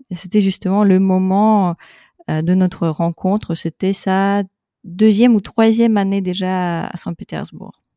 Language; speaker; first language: French; non-native, fluent; Russian